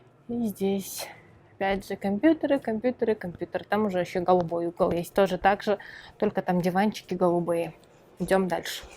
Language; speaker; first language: Russian; non-native, local second language; Kyrgyz